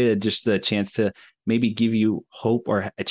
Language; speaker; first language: English; native; English